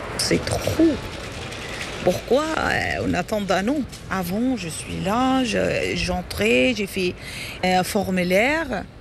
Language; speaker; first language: French; non-native, learner; Arabic